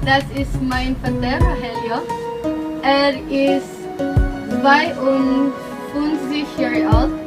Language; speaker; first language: German; non-native, learner; Cebuano